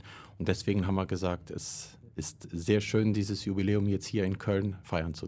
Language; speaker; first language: German; native; German